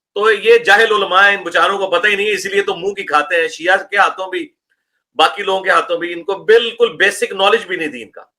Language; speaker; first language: Urdu; non-native, local second language; Punjabi